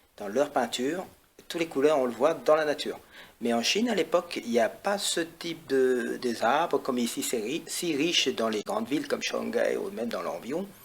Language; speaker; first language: French; non-native, fluent; Chinese